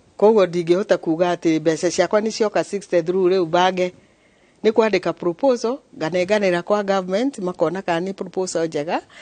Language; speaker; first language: Kikuyu; non-native, local second language; Meru